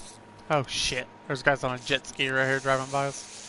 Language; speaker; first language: English; native; English